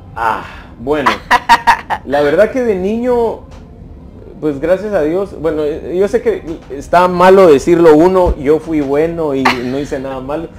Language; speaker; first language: Spanish; native; Spanish